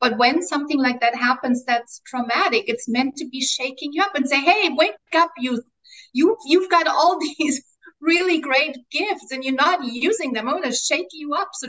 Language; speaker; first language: English; non-native, fluent; German